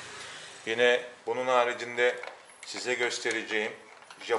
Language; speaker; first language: Turkish; native; Turkish